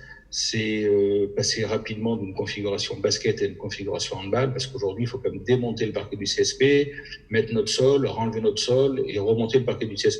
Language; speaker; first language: French; native; French